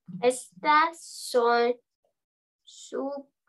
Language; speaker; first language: Spanish; non-native, learner; English